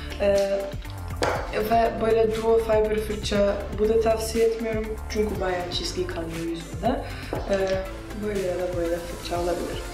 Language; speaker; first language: Turkish; non-native, fluent; Russian